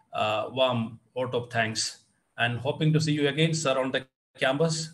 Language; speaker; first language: English; non-native, local second language; Malayalam